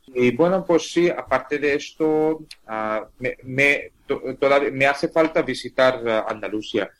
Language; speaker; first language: Spanish; non-native, fluent; Tamil